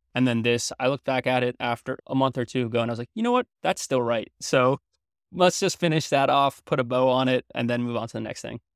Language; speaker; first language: English; early bilingual, other home language; French